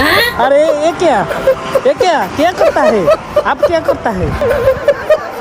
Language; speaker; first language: Hindi; non-native, learner; Bangla